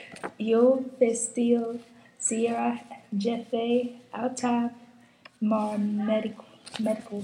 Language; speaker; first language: Spanish; non-native, learner; English